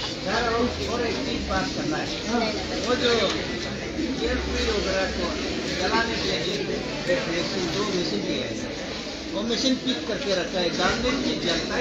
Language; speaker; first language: Hindi; non-native, local second language; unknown